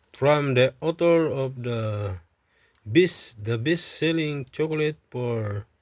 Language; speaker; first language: English; non-native, local second language; Filipino